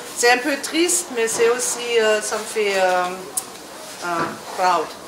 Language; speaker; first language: French; non-native, learner; German